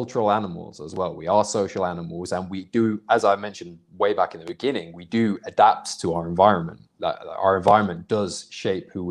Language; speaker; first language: English; native; English